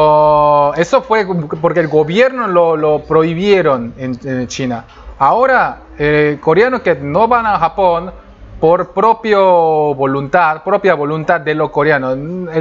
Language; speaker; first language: Spanish; non-native, fluent; Korean